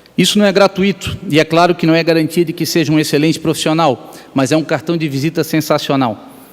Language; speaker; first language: Portuguese; native; Portuguese